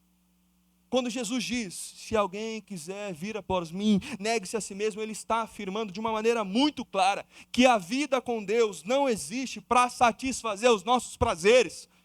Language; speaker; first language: Portuguese; native; Portuguese